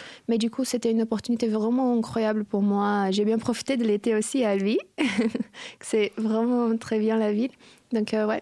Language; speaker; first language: French; non-native, fluent; Portuguese